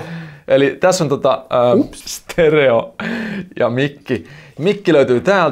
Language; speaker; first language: Finnish; native; Finnish